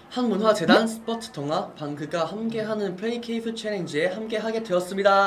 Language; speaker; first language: Korean; non-native, fluent; Cantonese